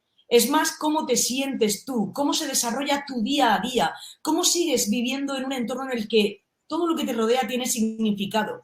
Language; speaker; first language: Spanish; native; Spanish